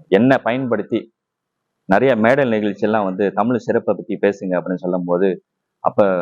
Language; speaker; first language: Tamil; non-native, local second language; Chinese